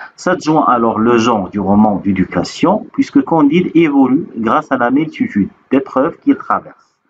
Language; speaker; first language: French; non-native, local second language; Arabic